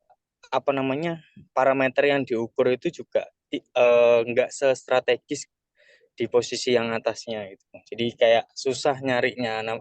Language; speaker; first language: Indonesian; native; Indonesian